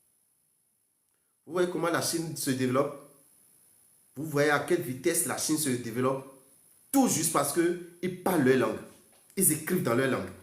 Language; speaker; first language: French; non-native, local second language; Fon